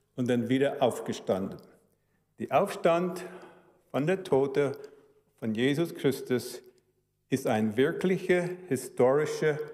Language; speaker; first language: German; early bilingual, heritage; German